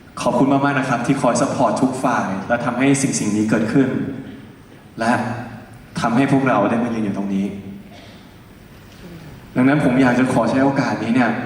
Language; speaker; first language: Thai; native; Thai